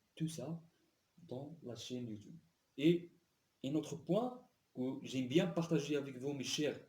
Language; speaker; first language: French; non-native, local second language; Arabic